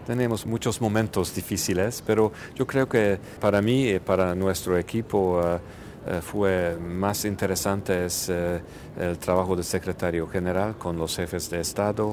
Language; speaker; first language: Spanish; non-native, fluent; Hungarian